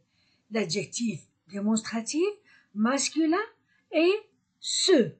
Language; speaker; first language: French; non-native, fluent; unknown